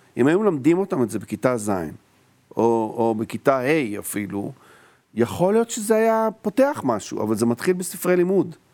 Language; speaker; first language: Hebrew; native; Hebrew